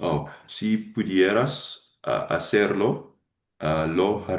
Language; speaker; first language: Spanish; non-native, learner; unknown